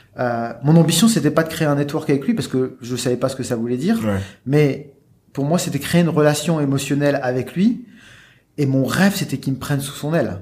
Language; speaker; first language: French; native; French